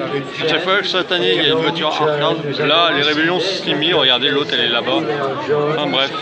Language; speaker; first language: French; native; French